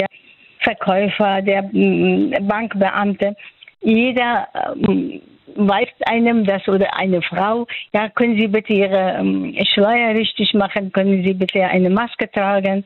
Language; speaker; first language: German; non-native, fluent; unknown